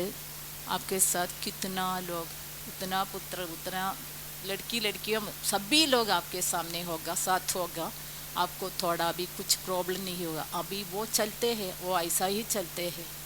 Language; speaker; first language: Hindi; non-native, local second language; Malayalam